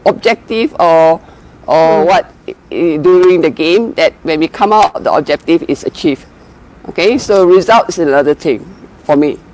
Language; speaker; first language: English; non-native, local second language; Malay